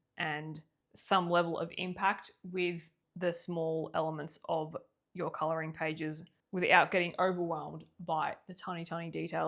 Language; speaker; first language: English; native; English